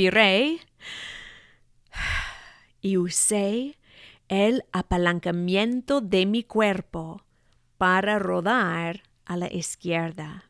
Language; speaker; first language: Spanish; non-native, fluent; English